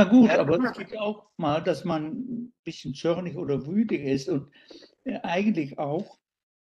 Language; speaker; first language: German; non-native, fluent; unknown